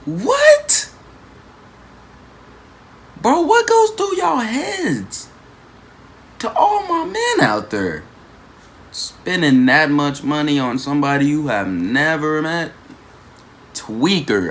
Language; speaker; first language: English; native; English